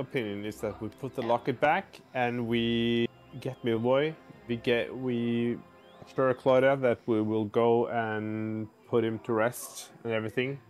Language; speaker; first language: English; non-native, fluent; Norwegian